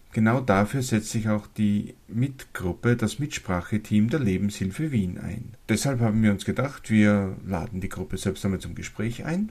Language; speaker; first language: German; native; German